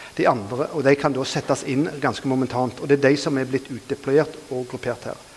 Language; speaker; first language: Norwegian; native; Norwegian